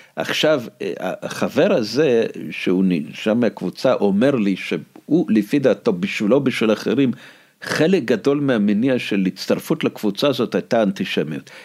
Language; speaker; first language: Hebrew; non-native, fluent; Russian